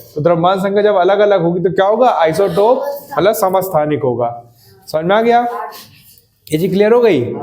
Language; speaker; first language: Hindi; native; Hindi